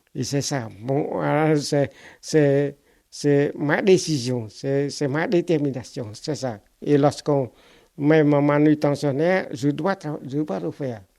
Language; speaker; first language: French; non-native, fluent; Khmer